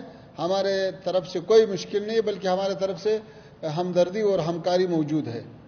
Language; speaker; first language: Hindi; non-native, learner; Pashto